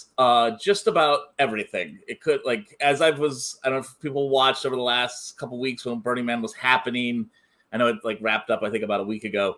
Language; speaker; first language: English; native; English